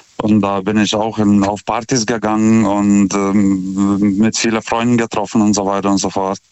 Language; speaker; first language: German; non-native, fluent; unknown